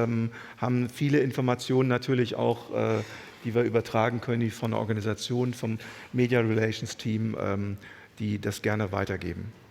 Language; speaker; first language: German; native; German